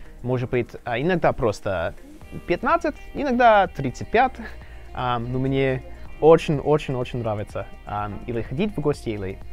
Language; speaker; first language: Russian; non-native, learner; English